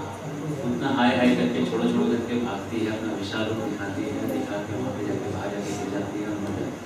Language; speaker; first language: Hindi; native; Hindi